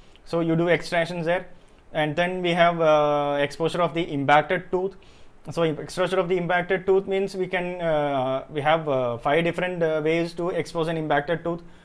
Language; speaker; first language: English; non-native, local second language; Malayalam